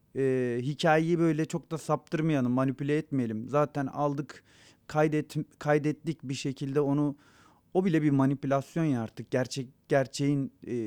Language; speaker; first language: Turkish; non-native, local second language; Zaza